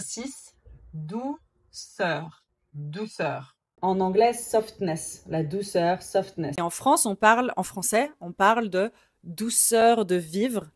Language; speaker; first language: French; native; French